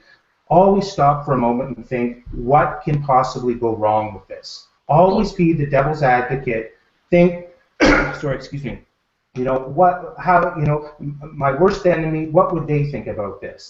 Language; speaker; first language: English; native; English